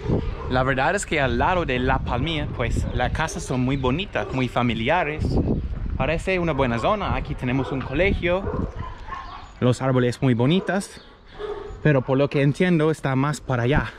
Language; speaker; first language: Spanish; non-native, fluent; English